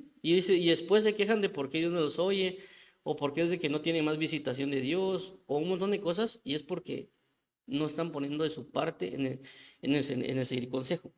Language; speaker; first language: Spanish; native; Spanish